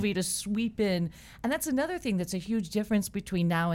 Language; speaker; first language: English; native; English